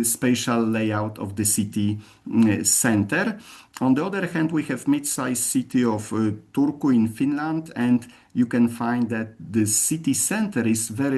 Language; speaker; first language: English; non-native, fluent; Polish